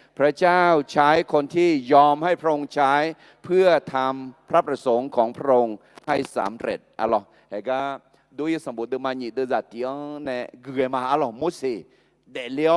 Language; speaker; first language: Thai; non-native, local second language; Akha